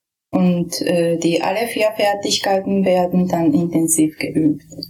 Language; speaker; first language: German; non-native, fluent; Japanese